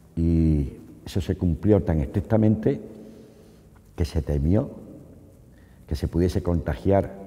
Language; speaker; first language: Spanish; native; Spanish